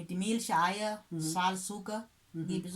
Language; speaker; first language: German; non-native, learner; Kabuverdianu